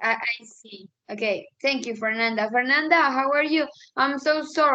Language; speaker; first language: English; non-native, fluent; Spanish